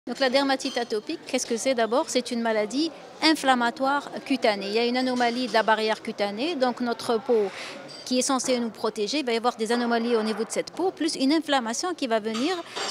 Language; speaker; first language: French; non-native, local second language; Arabic